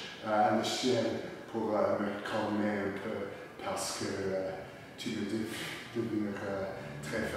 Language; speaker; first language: French; non-native, learner; English